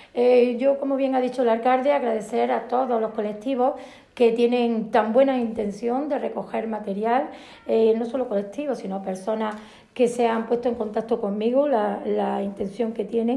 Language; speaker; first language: Spanish; native; Spanish